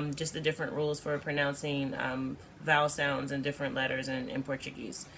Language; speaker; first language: English; native; English